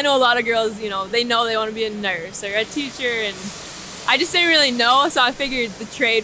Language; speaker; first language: English; native; English